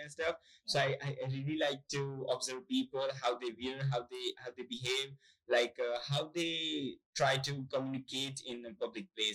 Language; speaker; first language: English; non-native, local second language; Gujarati